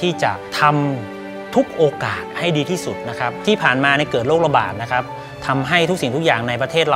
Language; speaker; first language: Thai; native; Thai